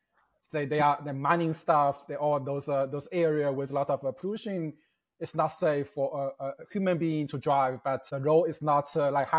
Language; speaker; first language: English; non-native, fluent; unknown